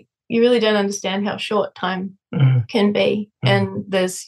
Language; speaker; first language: English; native; English